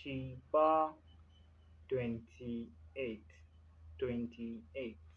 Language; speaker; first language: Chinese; non-native, learner; Hausa